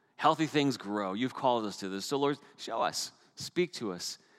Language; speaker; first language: English; native; English